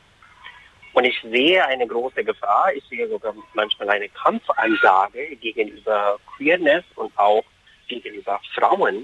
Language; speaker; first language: German; non-native, fluent; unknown